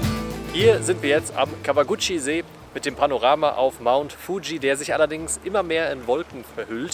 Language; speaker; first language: German; native; German